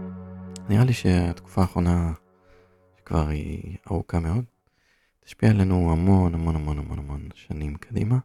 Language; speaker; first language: Hebrew; native; Hebrew